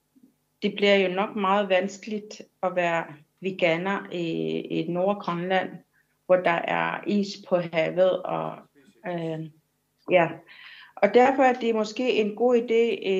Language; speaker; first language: Danish; non-native, local second language; Kalaallisut